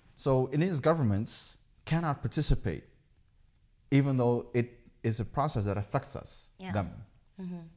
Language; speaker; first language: English; early bilingual, heritage; Dutch